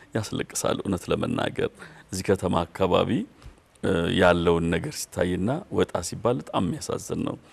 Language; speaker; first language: Amharic; native; Amharic